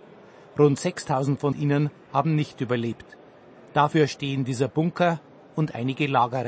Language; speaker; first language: German; native; German